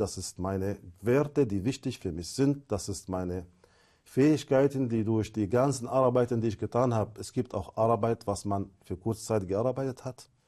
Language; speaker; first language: German; non-native, fluent; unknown